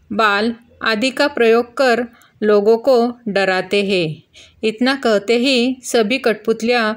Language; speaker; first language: Hindi; non-native, local second language; Marathi